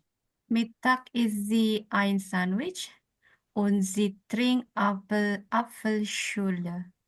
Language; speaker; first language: German; non-native, learner; Indonesian